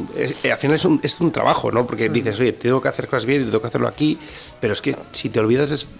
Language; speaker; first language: Spanish; native; Spanish